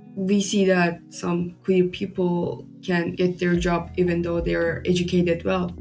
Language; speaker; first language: English; non-native, fluent; Turkish